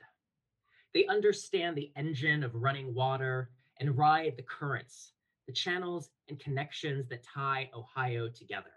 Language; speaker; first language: English; native; English